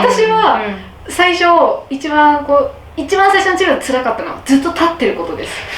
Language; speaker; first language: Japanese; native; Japanese